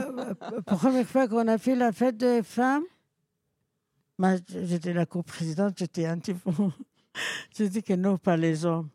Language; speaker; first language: French; non-native, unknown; Persian